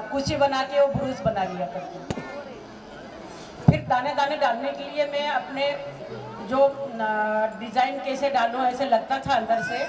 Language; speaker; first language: Hindi; non-native, fluent; Bhili